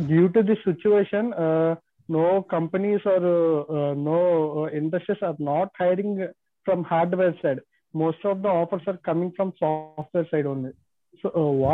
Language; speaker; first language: English; non-native, local second language; Telugu